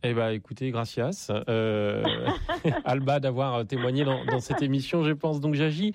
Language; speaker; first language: French; native; French